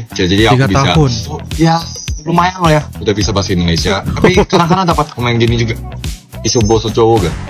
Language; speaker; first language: Indonesian; non-native, fluent; Japanese